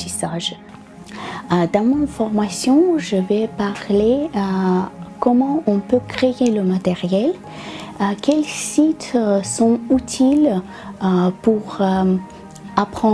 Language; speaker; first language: French; non-native, fluent; Russian